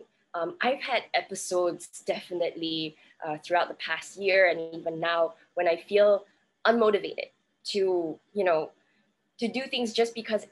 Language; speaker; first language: English; native; English